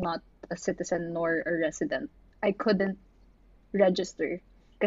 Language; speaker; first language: English; non-native, local second language; Filipino